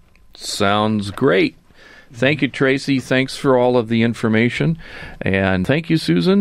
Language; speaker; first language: English; native; English